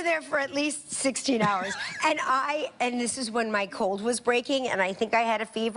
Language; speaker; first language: English; native; English